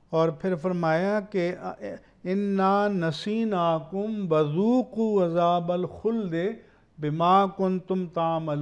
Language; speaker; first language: Urdu; native; Urdu